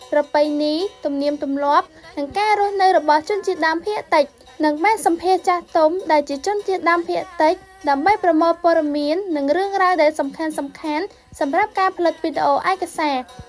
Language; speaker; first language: Khmer; non-native, local second language; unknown